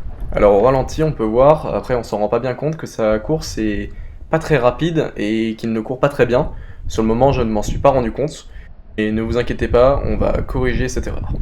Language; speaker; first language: French; native; French